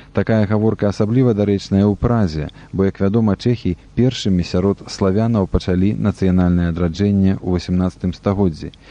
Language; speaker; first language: Belarusian; native; Belarusian